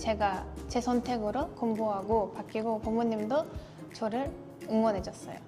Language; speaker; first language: Korean; non-native, fluent; Turkish